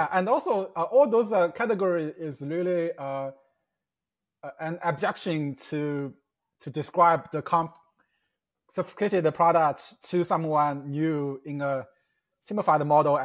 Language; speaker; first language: English; non-native, fluent; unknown